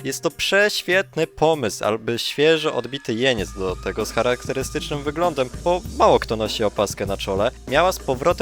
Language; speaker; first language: Polish; native; Polish